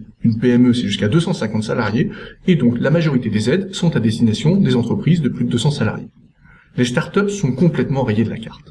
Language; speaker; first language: French; native; French